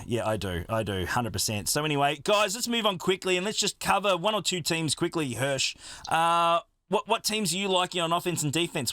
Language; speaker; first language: English; native; English